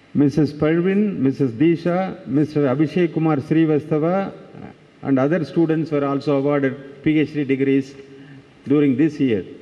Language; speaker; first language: English; non-native, local second language; Tamil